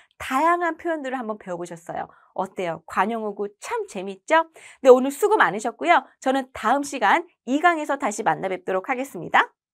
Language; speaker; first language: Korean; native; Korean